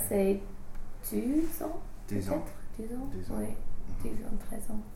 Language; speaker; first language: French; non-native, learner; English